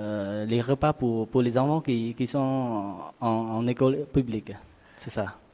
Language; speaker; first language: French; non-native, learner; Khmer